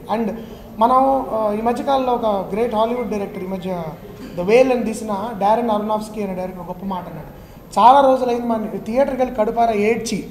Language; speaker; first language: Telugu; native; Telugu